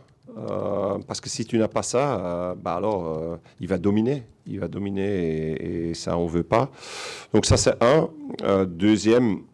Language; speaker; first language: French; non-native, local second language; Dutch